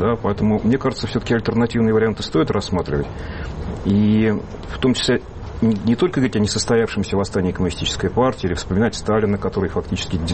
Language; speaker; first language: Russian; native; Russian